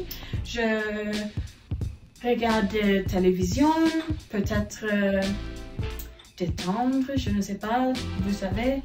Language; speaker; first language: French; non-native, learner; English